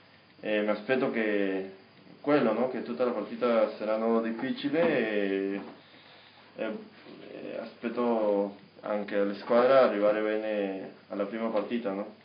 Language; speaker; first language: Italian; non-native, learner; Spanish